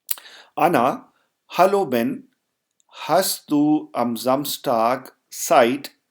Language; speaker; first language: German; non-native, fluent; Urdu